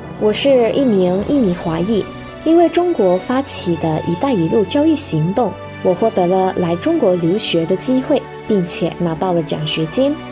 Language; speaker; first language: Chinese; early bilingual, heritage; Indonesian